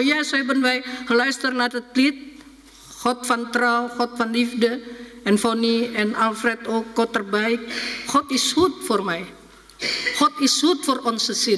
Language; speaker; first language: Dutch; non-native, fluent; Indonesian